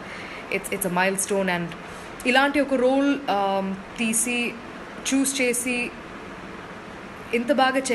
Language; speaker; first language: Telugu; non-native, fluent; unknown